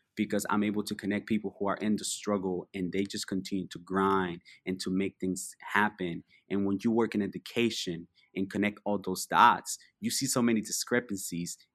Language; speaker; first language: English; early bilingual, other home language; Spanish